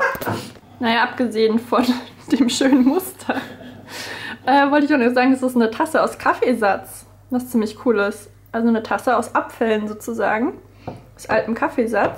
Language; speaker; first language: German; native; German